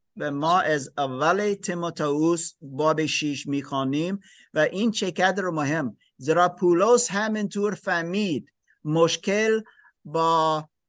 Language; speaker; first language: Persian; non-native, learner; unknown